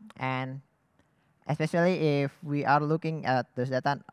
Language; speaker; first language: English; non-native, fluent; Indonesian